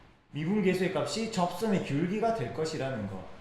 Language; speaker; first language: Korean; native; Korean